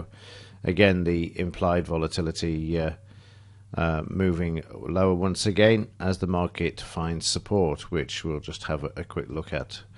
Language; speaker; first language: English; native; English